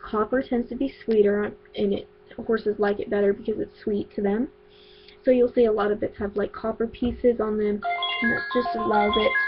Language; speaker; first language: English; native; English